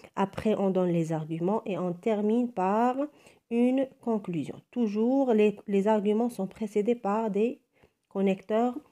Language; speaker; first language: French; non-native, local second language; Arabic